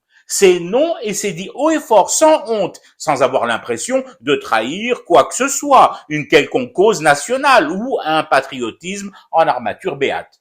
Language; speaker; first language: French; non-native, local second language; Arabic